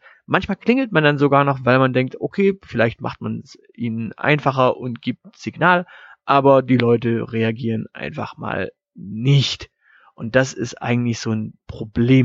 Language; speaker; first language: German; native; German